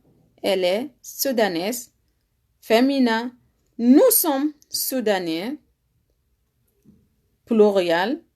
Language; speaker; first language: French; non-native, learner; Arabic